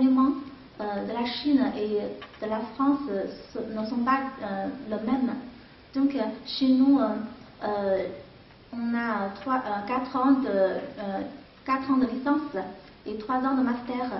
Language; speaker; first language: French; non-native, fluent; Chinese